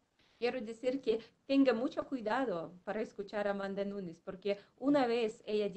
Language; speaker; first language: Spanish; non-native, fluent; Russian